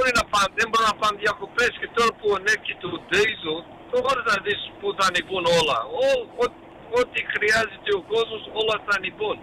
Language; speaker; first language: Greek; early bilingual, heritage; Greek